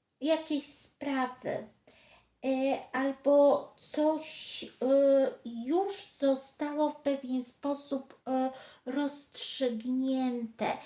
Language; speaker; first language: Polish; native; Polish